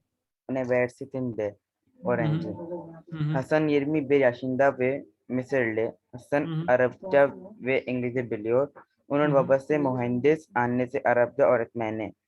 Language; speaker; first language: Turkish; non-native, learner; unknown